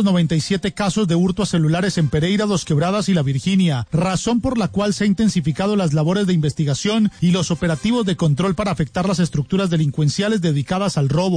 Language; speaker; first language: Spanish; native; Spanish